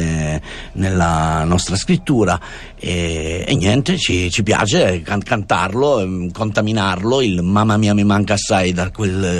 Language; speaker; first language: Italian; non-native, fluent; German